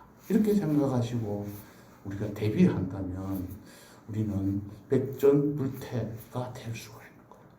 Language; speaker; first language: Korean; native; Korean